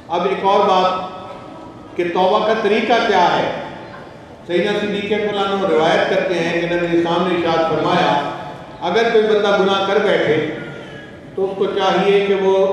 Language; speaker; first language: Urdu; non-native, local second language; Punjabi